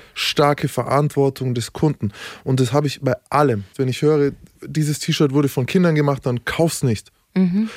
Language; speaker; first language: German; native; German